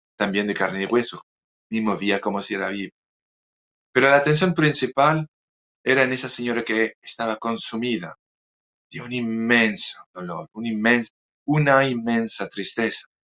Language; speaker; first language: Spanish; non-native, fluent; French